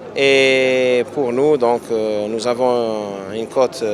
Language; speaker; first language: French; non-native, local second language; Arabic